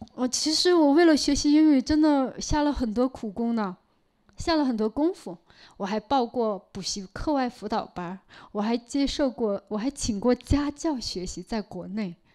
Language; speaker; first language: Chinese; non-native, local second language; Korean